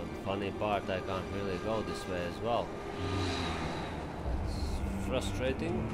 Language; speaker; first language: English; non-native, fluent; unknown